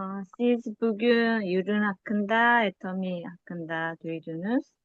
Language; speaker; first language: Turkish; non-native, learner; Korean